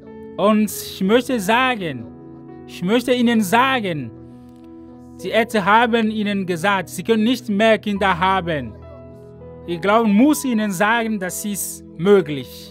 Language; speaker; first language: German; non-native, fluent; Ewe